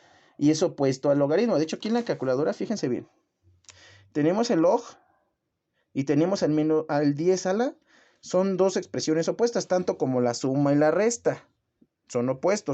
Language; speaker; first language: Spanish; native; Spanish